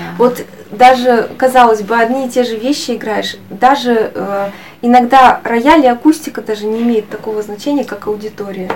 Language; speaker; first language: Russian; native; Russian